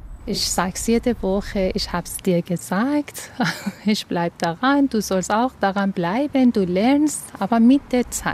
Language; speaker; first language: German; non-native, fluent; Persian